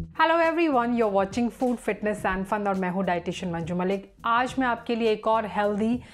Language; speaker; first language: Hindi; native; Hindi